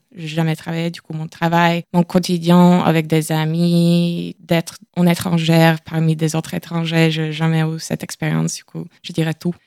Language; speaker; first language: French; non-native, learner; Latvian